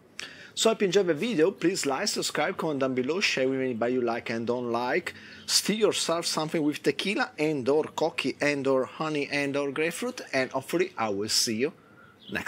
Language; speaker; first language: English; non-native, fluent; Italian